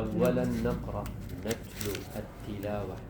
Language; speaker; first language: Arabic; non-native, fluent; Malay